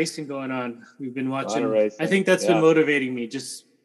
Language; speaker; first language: English; native; English